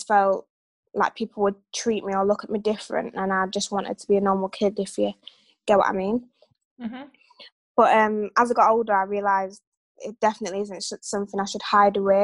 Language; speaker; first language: English; native; English